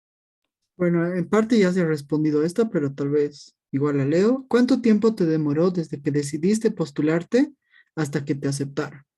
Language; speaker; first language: Spanish; native; Spanish